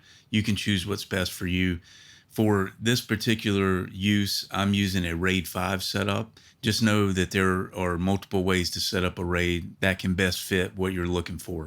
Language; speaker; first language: English; native; English